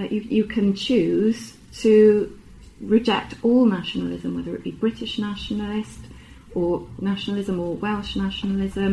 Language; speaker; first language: English; native; English